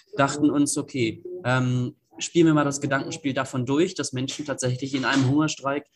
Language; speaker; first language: German; native; German